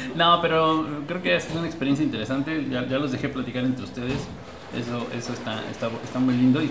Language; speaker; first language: Spanish; native; Spanish